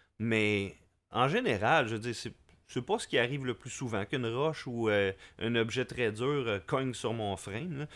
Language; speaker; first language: French; native; French